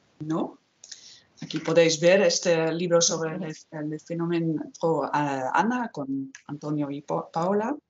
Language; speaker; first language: Spanish; native; Spanish